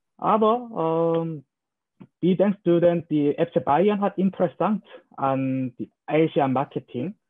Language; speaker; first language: German; non-native, learner; Korean